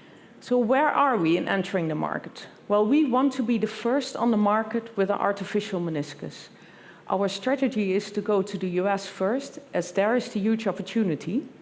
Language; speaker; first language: English; non-native, fluent; Dutch